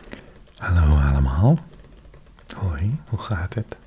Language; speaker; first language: Dutch; non-native, learner; English